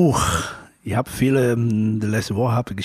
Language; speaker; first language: German; non-native, learner; Portuguese